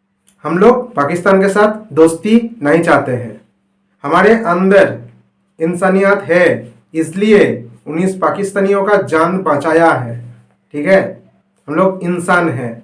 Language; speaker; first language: Hindi; non-native, local second language; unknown